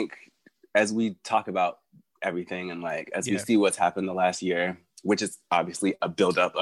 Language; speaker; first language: English; native; English